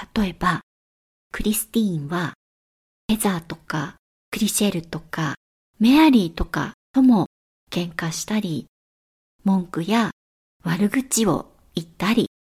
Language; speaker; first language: Japanese; native; Japanese